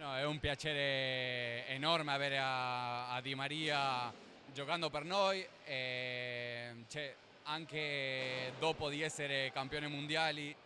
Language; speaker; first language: Italian; non-native, learner; Spanish